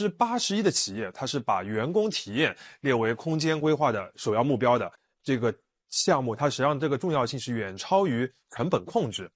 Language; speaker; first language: Chinese; native; Chinese